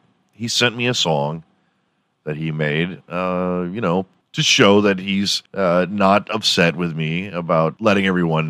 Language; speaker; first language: English; native; English